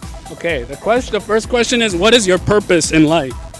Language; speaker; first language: English; early bilingual, other home language; Spanish